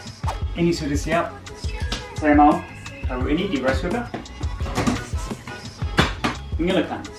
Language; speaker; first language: Indonesian; non-native, learner; English